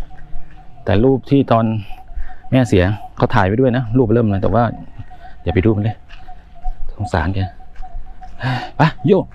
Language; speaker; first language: Thai; native; Thai